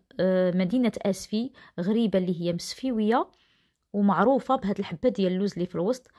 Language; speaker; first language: Arabic; native; Arabic